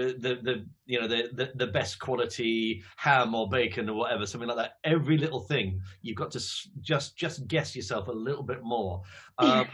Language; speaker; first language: English; native; English